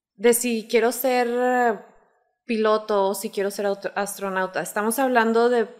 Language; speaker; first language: Spanish; native; Spanish